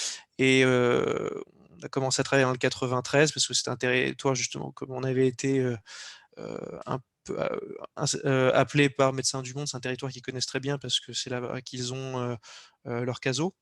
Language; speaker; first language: French; native; French